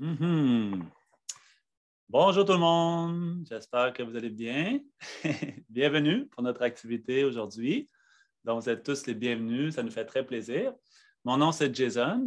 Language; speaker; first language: French; native; French